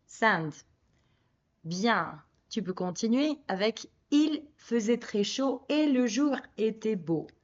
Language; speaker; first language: French; non-native, fluent; Spanish